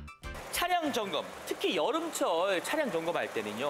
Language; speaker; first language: Korean; native; Korean